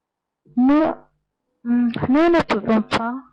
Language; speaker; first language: French; non-native, learner; Arabic